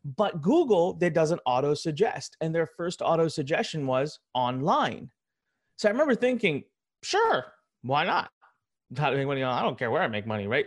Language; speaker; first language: English; early bilingual, other home language; Hindi